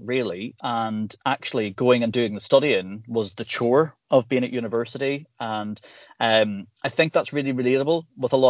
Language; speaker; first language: English; native; English